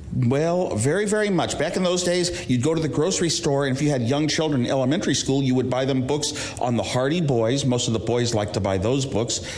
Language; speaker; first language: English; native; English